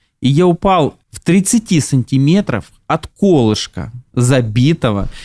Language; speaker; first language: Russian; native; Russian